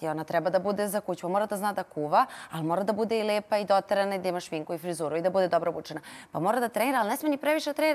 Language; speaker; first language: Serbian; native; Serbian